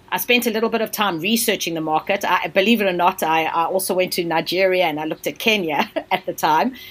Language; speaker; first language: English; native; English